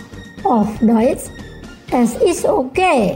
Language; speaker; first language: German; non-native, fluent; Indonesian